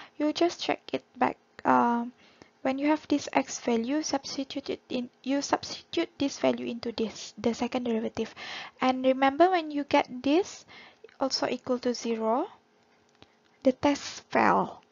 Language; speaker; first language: English; non-native, local second language; Malay